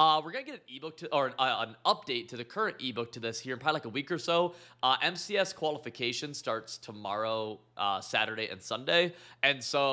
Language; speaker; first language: English; native; English